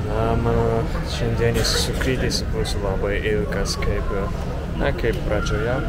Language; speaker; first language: Lithuanian; non-native, fluent; Japanese